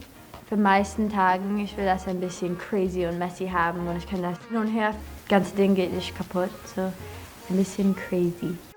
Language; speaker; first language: German; early bilingual, heritage; English